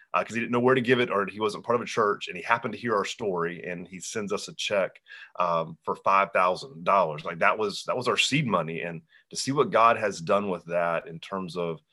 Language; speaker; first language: English; native; English